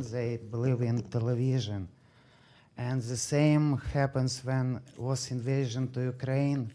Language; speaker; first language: English; non-native, learner; Ukrainian